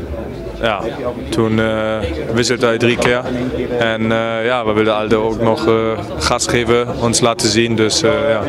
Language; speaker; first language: Dutch; non-native, fluent; German